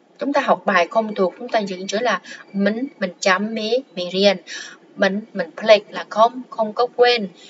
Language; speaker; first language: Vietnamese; non-native, local second language; Khmer